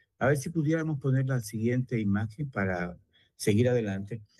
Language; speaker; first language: Spanish; native; Spanish